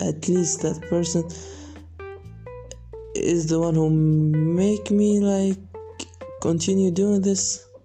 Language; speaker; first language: English; non-native, learner; Arabic